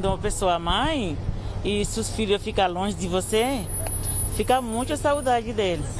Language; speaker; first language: Portuguese; non-native, learner; Haitian Creole